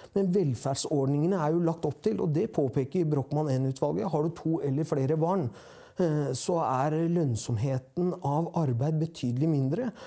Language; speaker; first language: Norwegian; early bilingual, other home language; Persian